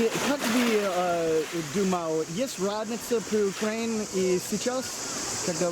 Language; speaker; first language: Russian; non-native, learner; English